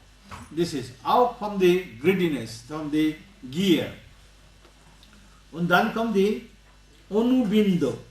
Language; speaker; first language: German; non-native, learner; Bangla